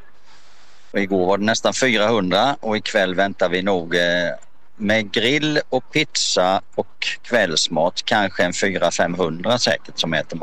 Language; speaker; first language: Swedish; native; Swedish